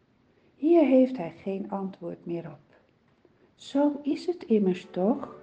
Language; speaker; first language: Dutch; native; Dutch